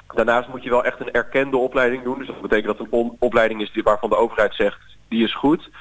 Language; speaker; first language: Dutch; native; Dutch